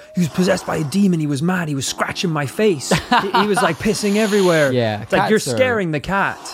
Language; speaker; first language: English; native; English